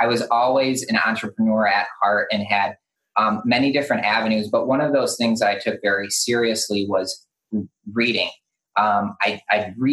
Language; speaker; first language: English; native; English